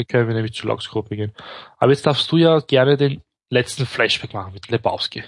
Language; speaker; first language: German; native; German